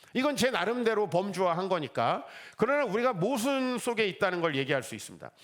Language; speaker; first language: Korean; native; Korean